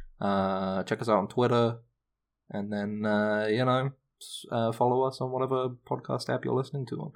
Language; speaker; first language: English; native; English